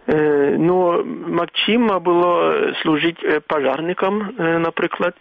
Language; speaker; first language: Belarusian; non-native, fluent; Swedish